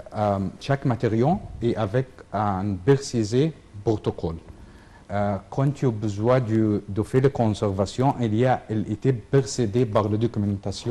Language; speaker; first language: French; non-native, learner; Arabic